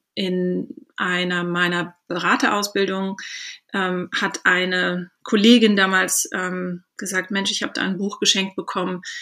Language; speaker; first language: German; native; German